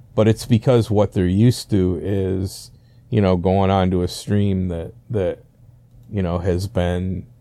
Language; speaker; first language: English; native; English